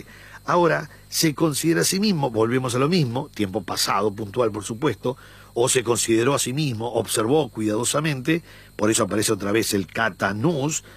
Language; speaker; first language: Spanish; native; Spanish